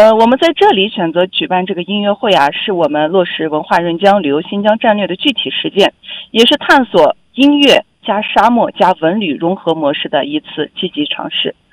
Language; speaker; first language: Chinese; non-native, local second language; Uyghur